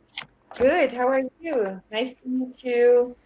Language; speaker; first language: English; non-native, fluent; German